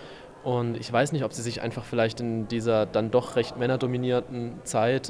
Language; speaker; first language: German; native; German